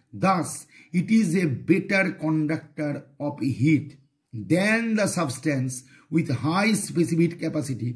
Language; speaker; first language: English; non-native, local second language; Bangla